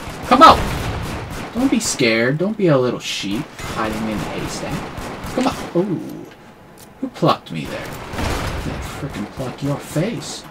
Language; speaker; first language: English; native; English